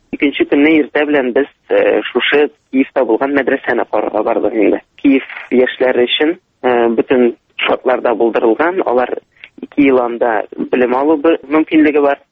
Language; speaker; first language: Tatar; native; Tatar